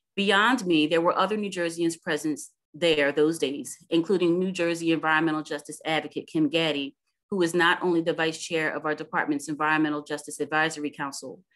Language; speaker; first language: English; native; English